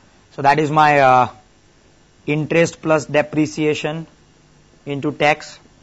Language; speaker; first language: English; non-native, local second language; Gujarati